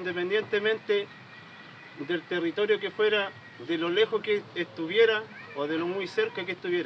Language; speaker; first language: Spanish; native; Spanish